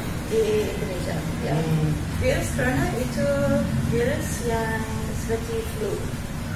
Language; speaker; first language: Indonesian; non-native, fluent; English